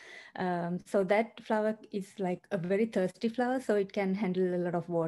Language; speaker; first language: English; non-native, local second language; Sinhala